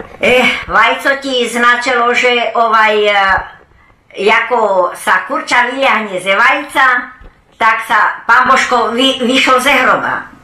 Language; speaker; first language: Slovak; early bilingual, heritage; Slovak